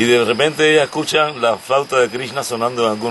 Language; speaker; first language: Spanish; native; Spanish